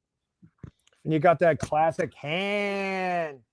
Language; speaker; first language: English; native; English